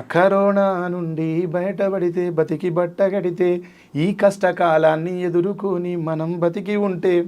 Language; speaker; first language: Telugu; native; Telugu